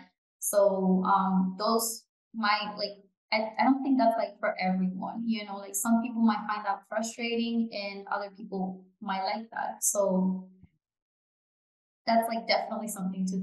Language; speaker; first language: English; non-native, fluent; Japanese